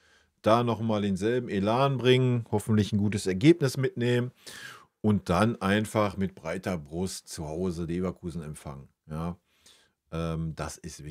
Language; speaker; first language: German; native; German